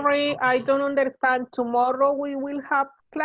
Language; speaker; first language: English; non-native, learner; Spanish